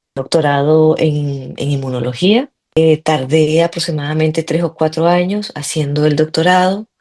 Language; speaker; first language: Spanish; native; Spanish